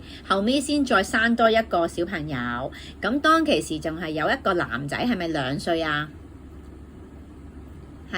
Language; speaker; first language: Cantonese; native; Cantonese